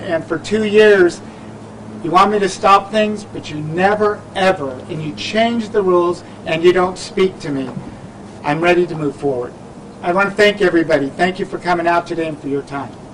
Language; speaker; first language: English; native; English